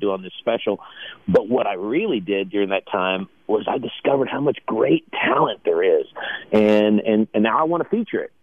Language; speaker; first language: English; native; English